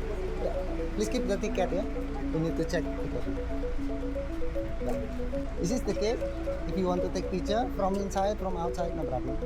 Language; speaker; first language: English; non-native, learner; Indonesian